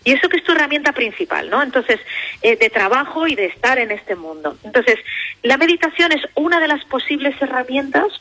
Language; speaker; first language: Spanish; native; Spanish